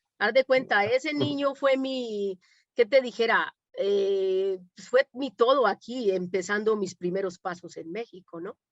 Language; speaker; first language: Spanish; native; Spanish